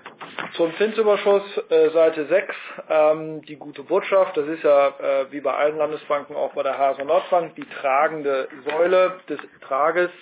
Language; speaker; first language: German; native; German